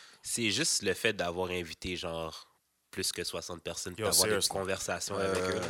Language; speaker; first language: French; native; French